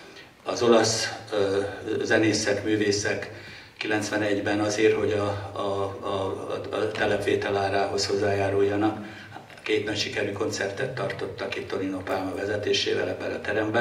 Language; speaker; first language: Hungarian; native; Hungarian